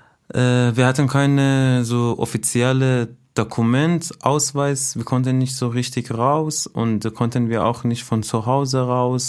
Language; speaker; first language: German; non-native, fluent; Persian